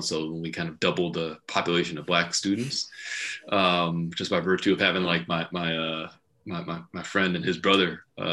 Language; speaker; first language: English; native; English